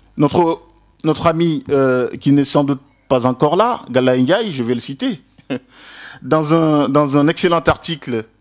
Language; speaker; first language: French; non-native, local second language; Wolof